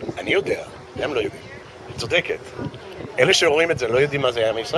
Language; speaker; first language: Hebrew; non-native, fluent; English